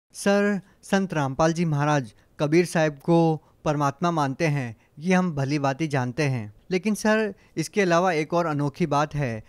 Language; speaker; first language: Hindi; native; Hindi